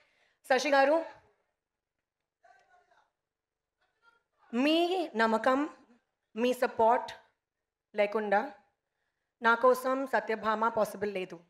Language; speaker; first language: Telugu; non-native, local second language; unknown